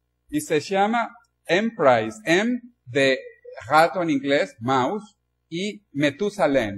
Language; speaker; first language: Spanish; non-native, learner; Portuguese